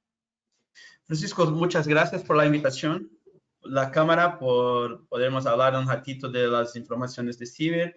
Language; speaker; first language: Spanish; non-native, fluent; Portuguese